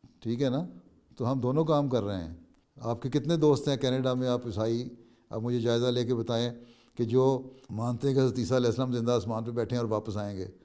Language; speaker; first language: Urdu; native; Urdu